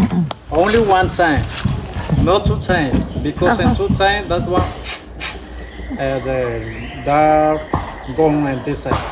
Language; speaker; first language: English; non-native, learner; Spanish